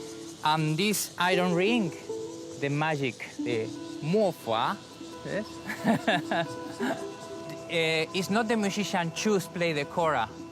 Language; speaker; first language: English; non-native, learner; Spanish